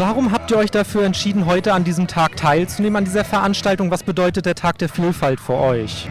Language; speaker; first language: German; native; German